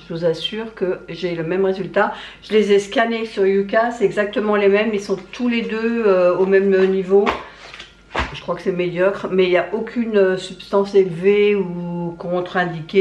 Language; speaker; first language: French; native; French